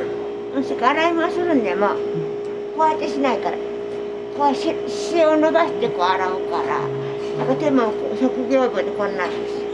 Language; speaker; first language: Japanese; native; Japanese